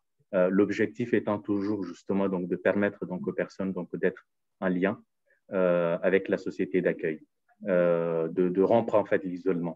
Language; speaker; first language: French; native; French